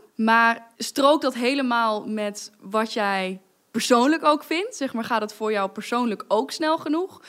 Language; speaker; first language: Dutch; native; Dutch